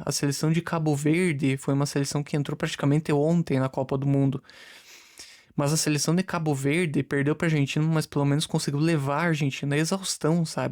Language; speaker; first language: Portuguese; native; Portuguese